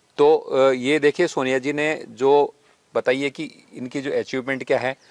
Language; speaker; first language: Hindi; native; Hindi